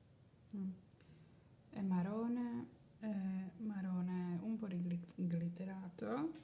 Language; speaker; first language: Italian; non-native, learner; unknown